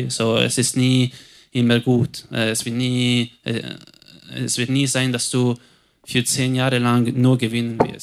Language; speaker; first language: German; non-native, local second language; Italian